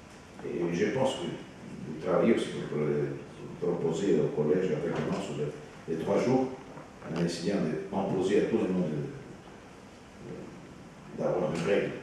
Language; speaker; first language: French; non-native, fluent; Italian